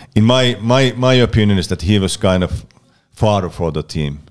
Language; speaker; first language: English; non-native, learner; Finnish